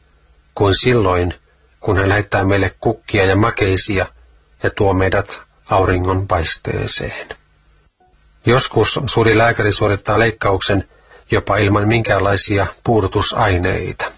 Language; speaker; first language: Finnish; native; Finnish